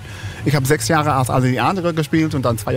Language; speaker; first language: German; non-native, fluent; English